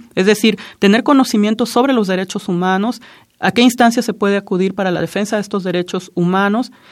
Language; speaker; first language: Spanish; non-native, local second language; Zapotec